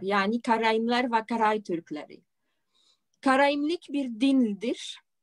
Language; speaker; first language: Turkish; non-native, fluent; Polish